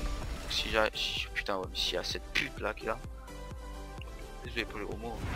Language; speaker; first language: French; native; French